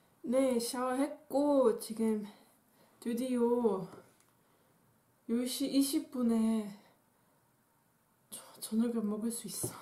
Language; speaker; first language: Korean; non-native, learner; Dutch